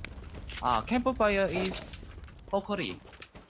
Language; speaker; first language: English; non-native, learner; Korean